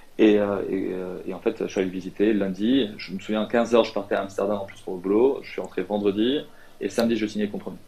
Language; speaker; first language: French; non-native, local second language; Arabic